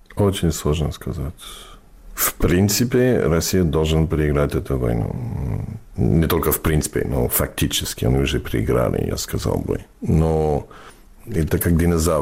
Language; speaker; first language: Russian; non-native, fluent; English